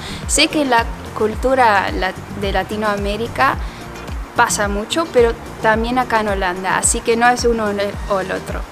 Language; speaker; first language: Spanish; early bilingual, heritage; Spanish